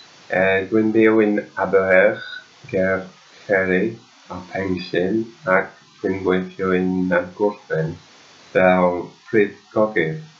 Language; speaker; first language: Welsh; non-native, learner; French